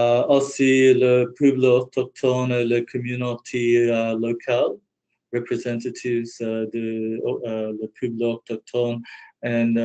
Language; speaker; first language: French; non-native, learner; English